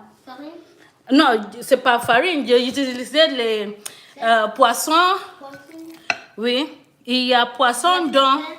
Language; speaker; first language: French; non-native, learner; English